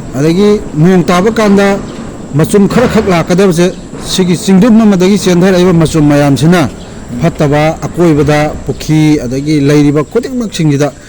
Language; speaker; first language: Manipuri; native; Manipuri